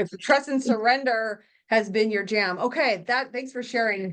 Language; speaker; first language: English; native; English